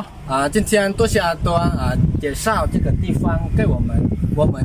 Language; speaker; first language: Chinese; non-native, learner; Lao